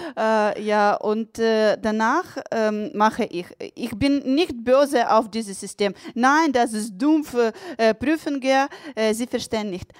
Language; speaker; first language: German; non-native, learner; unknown